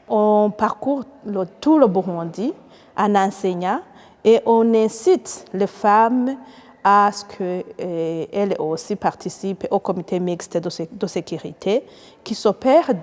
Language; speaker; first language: French; native; French